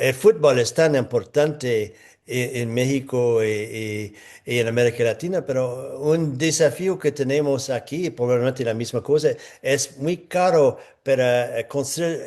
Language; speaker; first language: Spanish; non-native, fluent; English